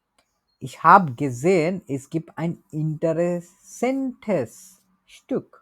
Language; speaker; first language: German; non-native, learner; Bangla